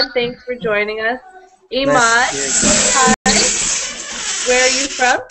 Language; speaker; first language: English; native; English